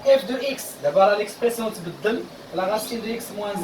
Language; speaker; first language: French; non-native, local second language; Arabic